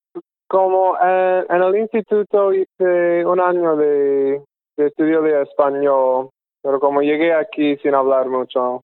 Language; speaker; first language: Spanish; non-native, fluent; English